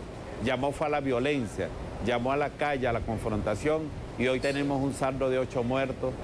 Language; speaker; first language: Spanish; native; Spanish